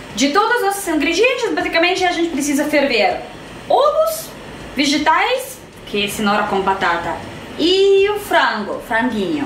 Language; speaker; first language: Portuguese; non-native, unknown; Russian